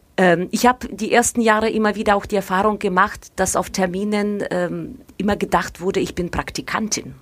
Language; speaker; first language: German; non-native, fluent; Russian